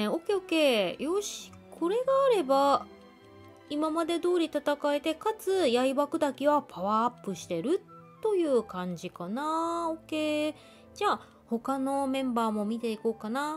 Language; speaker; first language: Japanese; native; Japanese